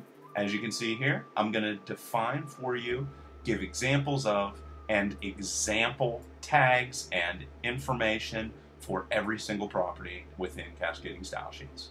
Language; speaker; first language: English; native; English